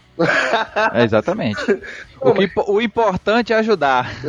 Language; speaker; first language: Portuguese; native; Portuguese